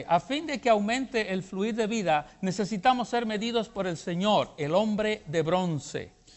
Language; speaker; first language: Spanish; native; Spanish